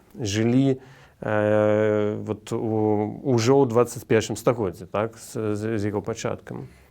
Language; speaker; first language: Belarusian; native; Belarusian